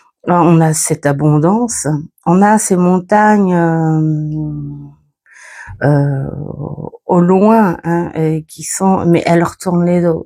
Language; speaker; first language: French; native; French